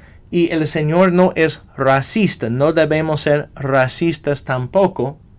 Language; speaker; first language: Spanish; non-native, fluent; English